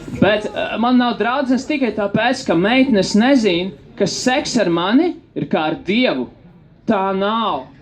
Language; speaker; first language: Latvian; non-native, local second language; Russian